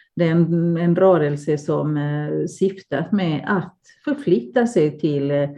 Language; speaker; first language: Swedish; non-native, fluent; Spanish